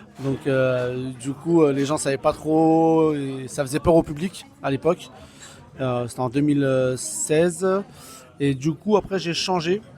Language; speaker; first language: French; early bilingual, other home language; Kabyle